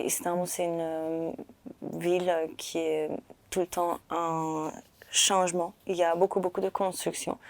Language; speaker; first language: French; non-native, fluent; Turkish